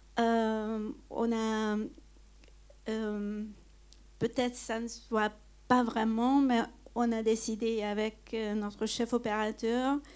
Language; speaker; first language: French; non-native, fluent; Hungarian